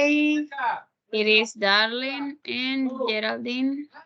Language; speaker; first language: English; non-native, fluent; Spanish